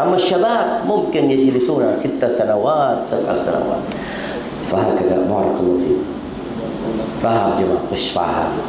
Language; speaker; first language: Arabic; non-native, fluent; Indonesian